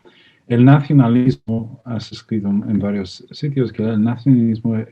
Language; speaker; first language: Spanish; non-native, fluent; English